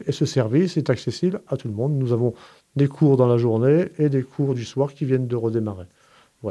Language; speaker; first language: French; native; French